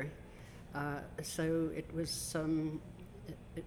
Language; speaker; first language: English; native; English